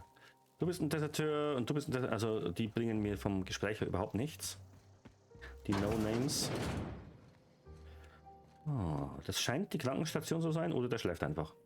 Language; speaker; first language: German; native; German